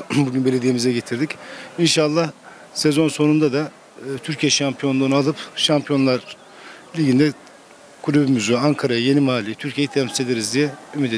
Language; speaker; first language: Turkish; native; Turkish